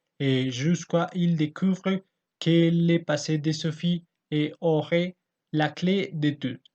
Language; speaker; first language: French; non-native, learner; Spanish